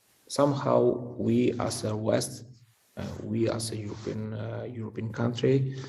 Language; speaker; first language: English; non-native, fluent; Polish